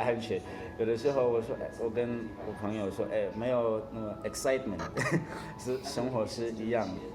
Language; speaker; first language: Chinese; non-native, learner; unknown